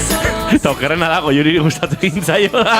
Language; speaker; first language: Basque; native; Basque